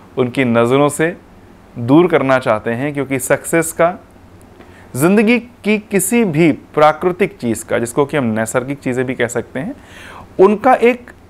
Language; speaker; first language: Hindi; non-native, local second language; Punjabi